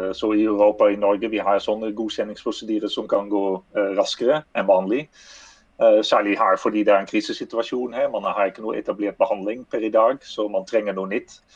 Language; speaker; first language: Norwegian; non-native, fluent; Dutch